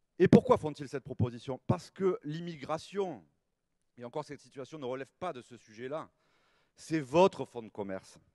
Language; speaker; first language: French; native; French